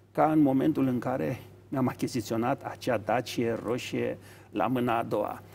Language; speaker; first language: Romanian; native; Romanian